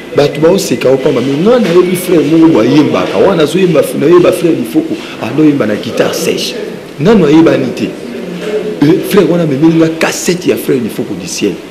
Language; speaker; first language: Lingala; native; Lingala